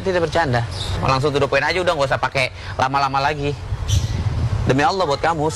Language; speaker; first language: Indonesian; native; Indonesian